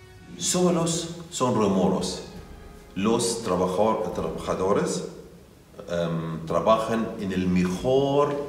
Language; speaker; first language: Spanish; non-native, learner; Arabic